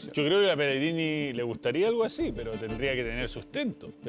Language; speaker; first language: Spanish; native; Spanish